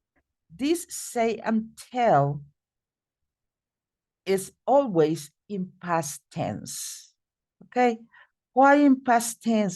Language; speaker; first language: English; non-native, fluent; Spanish